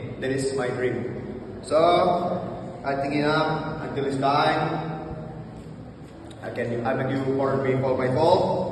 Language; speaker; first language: English; non-native, learner; Indonesian